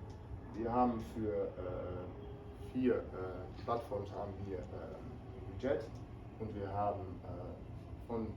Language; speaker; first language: German; non-native, learner; Dutch